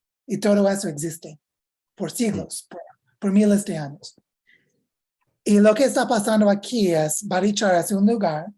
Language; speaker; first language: Spanish; non-native, fluent; English